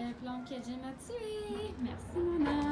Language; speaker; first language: French; native; French